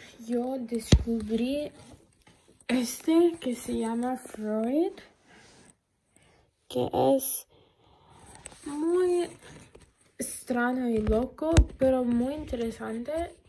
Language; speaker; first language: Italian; non-native, learner; English